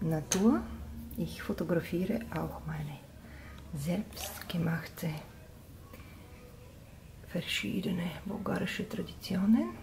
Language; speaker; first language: German; non-native, learner; Bulgarian